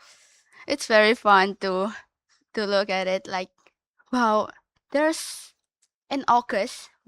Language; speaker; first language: English; non-native, learner; Indonesian